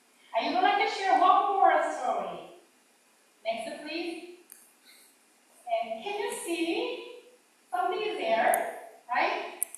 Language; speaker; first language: English; non-native, learner; Korean